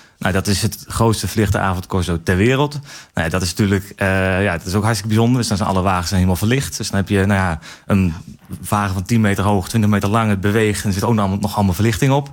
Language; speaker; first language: Dutch; native; Dutch